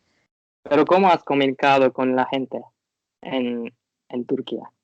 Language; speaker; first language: Spanish; non-native, learner; Turkish